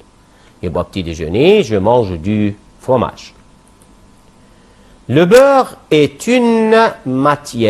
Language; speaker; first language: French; non-native, fluent; Arabic